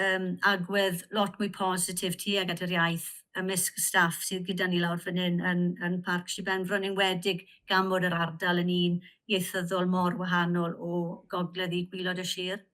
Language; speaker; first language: Welsh; native; Welsh